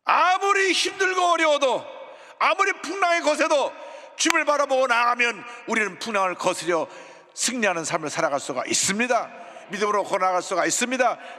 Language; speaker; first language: Korean; native; Korean